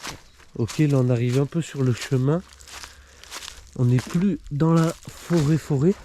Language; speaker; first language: French; native; French